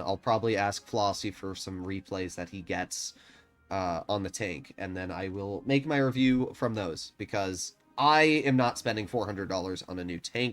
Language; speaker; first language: English; native; English